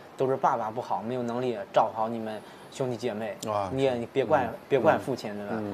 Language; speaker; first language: Chinese; native; Chinese